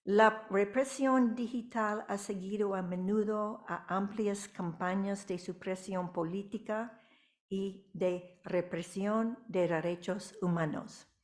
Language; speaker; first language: Spanish; non-native, fluent; English